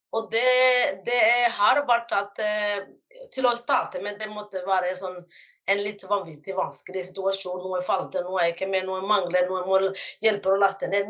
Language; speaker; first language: Norwegian; non-native, fluent; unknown